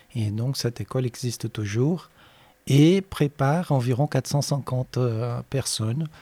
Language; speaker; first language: French; non-native, fluent; Portuguese